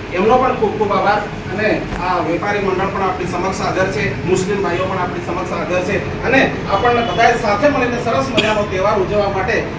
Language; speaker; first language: Gujarati; native; Gujarati